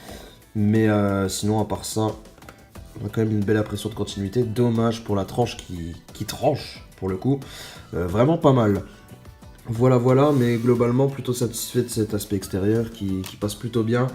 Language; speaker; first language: French; native; French